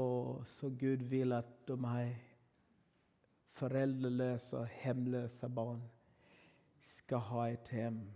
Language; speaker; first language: Swedish; non-native, fluent; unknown